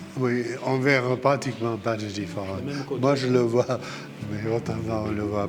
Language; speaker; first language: French; non-native, fluent; German